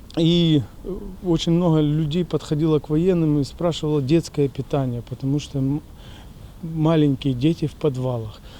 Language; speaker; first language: Russian; native; Russian